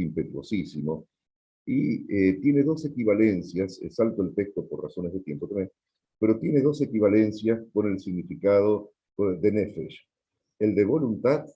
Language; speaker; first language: Spanish; native; Spanish